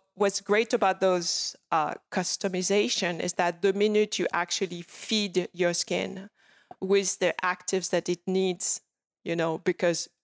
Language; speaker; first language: English; non-native, fluent; French